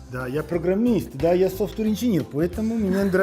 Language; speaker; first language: Russian; non-native, learner; Italian